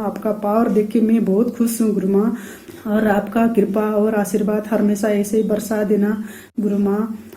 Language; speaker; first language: Hindi; non-native, local second language; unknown